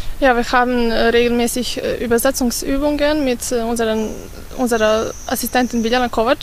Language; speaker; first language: German; non-native, fluent; Serbian